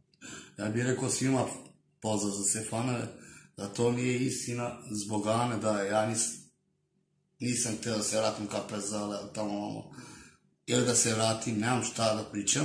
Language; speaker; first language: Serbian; non-native, local second language; Romany